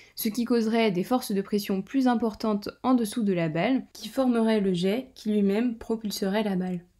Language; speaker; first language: French; native; French